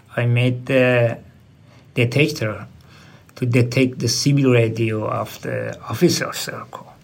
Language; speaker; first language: English; non-native, learner; Persian